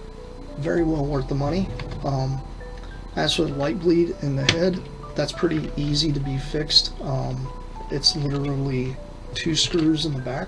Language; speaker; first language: English; native; English